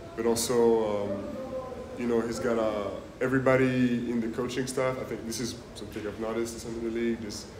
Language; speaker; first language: English; non-native, fluent; French